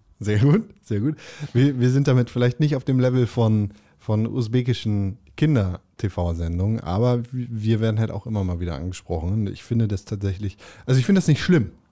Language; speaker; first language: German; native; German